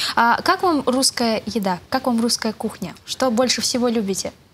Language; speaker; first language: Russian; native; Russian